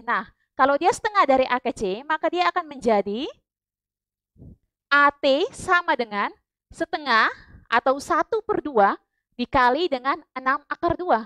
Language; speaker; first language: Indonesian; native; Indonesian